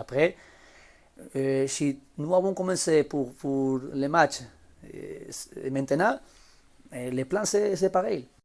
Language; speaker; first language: French; non-native, learner; Spanish